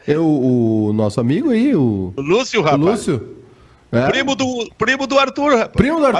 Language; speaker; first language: Portuguese; native; Portuguese